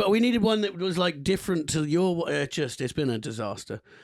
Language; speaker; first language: English; native; English